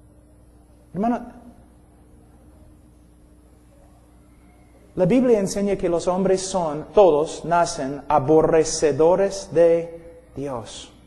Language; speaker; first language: Spanish; non-native, fluent; English